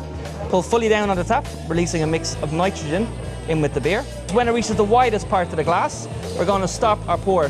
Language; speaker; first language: English; native; English